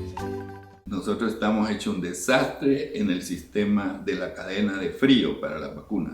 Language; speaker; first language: Spanish; native; Spanish